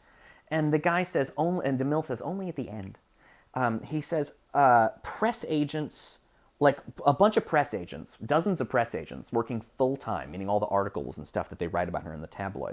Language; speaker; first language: English; native; English